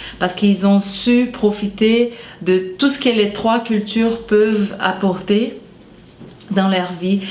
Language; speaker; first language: French; non-native, fluent; Portuguese